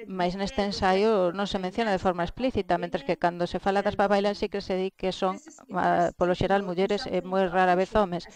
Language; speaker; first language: Galician; non-native, fluent; Filipino